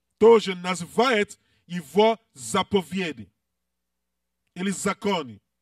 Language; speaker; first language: Russian; non-native, learner; English